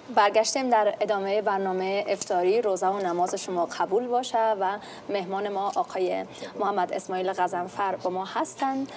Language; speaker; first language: Persian; native; Persian